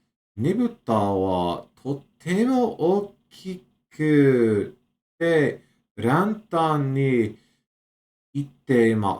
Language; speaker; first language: Japanese; non-native, learner; English